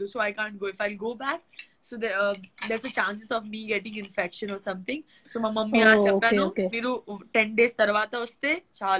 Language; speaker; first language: Telugu; non-native, learner; Gujarati